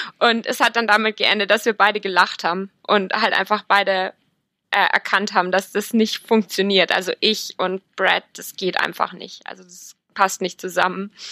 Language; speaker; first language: German; native; German